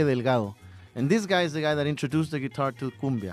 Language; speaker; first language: English; early bilingual, other home language; Spanish